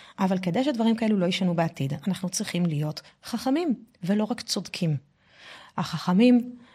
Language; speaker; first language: Hebrew; non-native, fluent; French